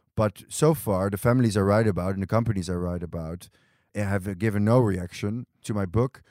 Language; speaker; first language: English; non-native, fluent; Dutch